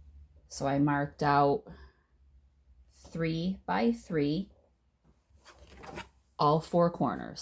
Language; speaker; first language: English; native; English